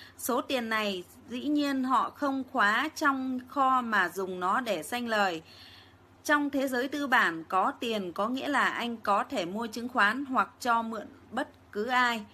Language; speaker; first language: Vietnamese; native; Vietnamese